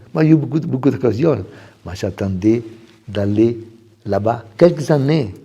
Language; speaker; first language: French; non-native, fluent; Italian